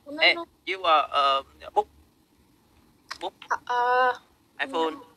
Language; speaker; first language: English; non-native, learner; Vietnamese